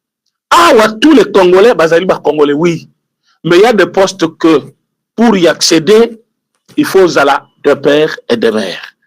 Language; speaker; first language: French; non-native, local second language; Lingala